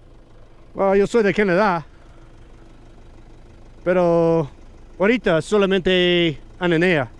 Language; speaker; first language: Spanish; non-native, learner; English